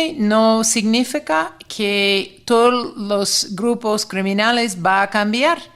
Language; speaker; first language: Spanish; non-native, fluent; English